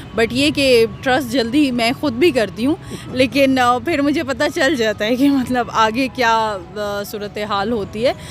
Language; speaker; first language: Urdu; native; Urdu